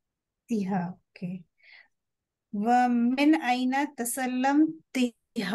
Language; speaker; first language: Arabic; non-native, learner; Urdu